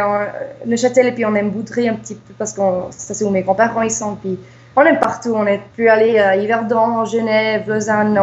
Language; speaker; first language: French; early bilingual, heritage; English